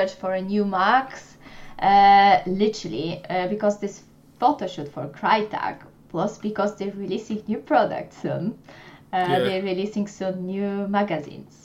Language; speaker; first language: English; non-native, fluent; Polish